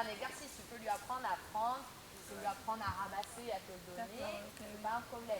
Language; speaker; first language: French; native; French